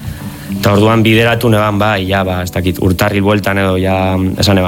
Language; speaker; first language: Basque; native; Basque